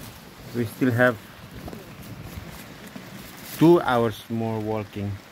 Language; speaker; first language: English; non-native, learner; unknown